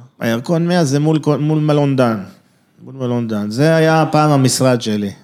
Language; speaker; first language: Hebrew; early bilingual, other home language; French